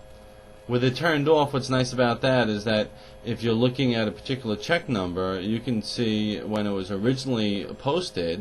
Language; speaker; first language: English; native; English